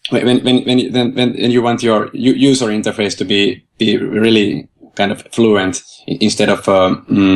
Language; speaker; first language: English; non-native, fluent; Finnish